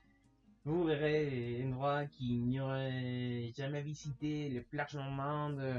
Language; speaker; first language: French; non-native, learner; Spanish